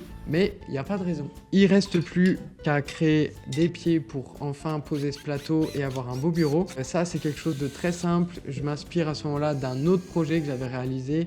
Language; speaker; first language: French; native; French